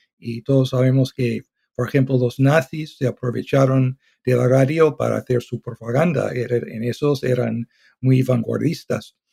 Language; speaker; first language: Spanish; non-native, fluent; English